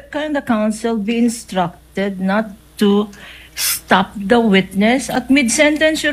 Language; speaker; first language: English; non-native, local second language; Filipino